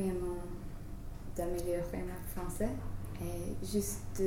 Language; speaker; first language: French; non-native, learner; English